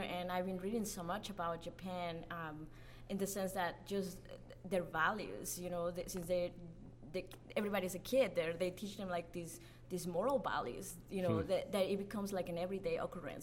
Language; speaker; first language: English; non-native, fluent; Spanish